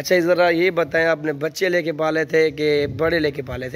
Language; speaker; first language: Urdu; non-native, local second language; Saraiki